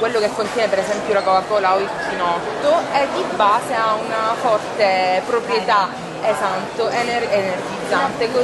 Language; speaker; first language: Italian; native; Italian